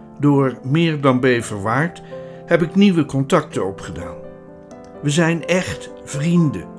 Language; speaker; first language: Dutch; non-native, fluent; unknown